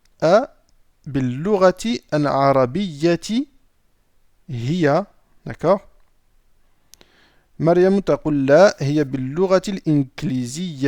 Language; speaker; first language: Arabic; non-native, fluent; French